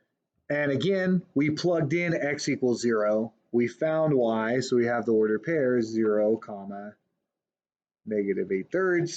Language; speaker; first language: English; native; English